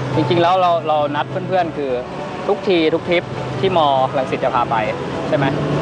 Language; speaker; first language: Thai; native; Thai